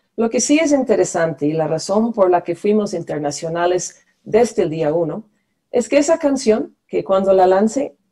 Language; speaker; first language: Spanish; non-native, fluent; English